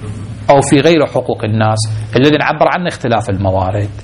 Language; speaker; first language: Arabic; native; Arabic